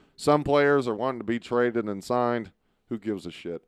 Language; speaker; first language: English; native; English